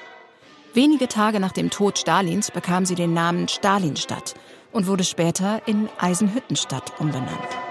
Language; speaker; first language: German; native; German